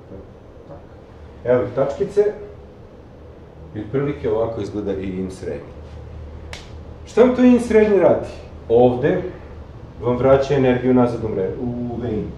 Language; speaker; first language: Serbian; native; Serbian